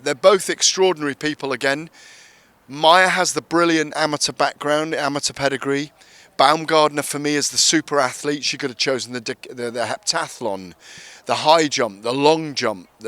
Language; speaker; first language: English; native; English